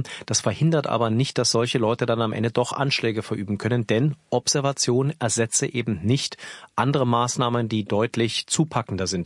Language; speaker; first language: German; native; German